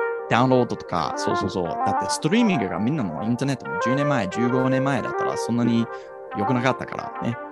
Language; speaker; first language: Japanese; non-native, fluent; English